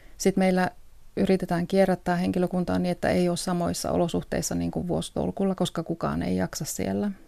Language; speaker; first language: Finnish; early bilingual, heritage; Finnish